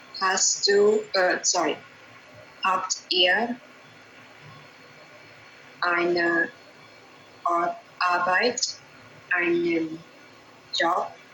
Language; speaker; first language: German; non-native, learner; Thai